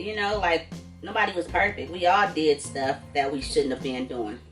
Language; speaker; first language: English; native; English